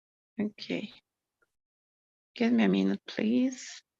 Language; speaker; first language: English; non-native, learner; Spanish